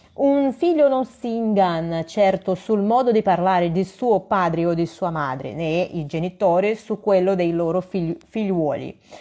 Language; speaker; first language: Italian; non-native, fluent; Portuguese